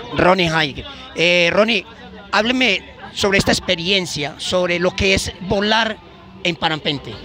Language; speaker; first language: Spanish; native; Spanish